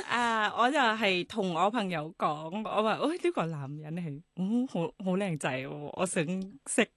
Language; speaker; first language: Cantonese; non-native, fluent; Thai